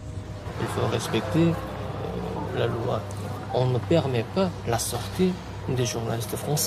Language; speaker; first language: French; non-native, fluent; Korean